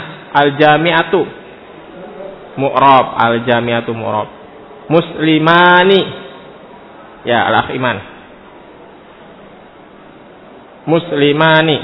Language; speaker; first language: Arabic; non-native, fluent; Indonesian